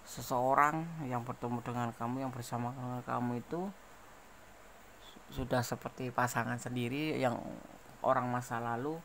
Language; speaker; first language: Indonesian; native; Indonesian